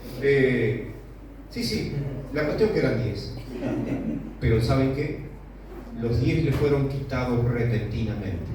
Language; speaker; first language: Spanish; native; Spanish